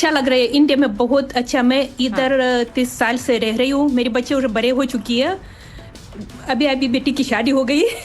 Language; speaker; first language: Hindi; non-native, learner; Russian